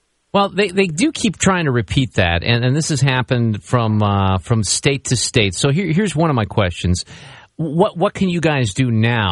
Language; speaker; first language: English; native; English